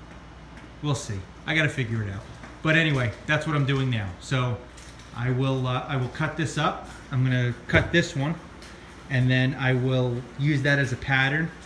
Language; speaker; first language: English; native; English